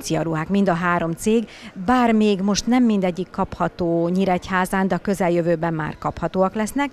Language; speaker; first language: Hungarian; native; Hungarian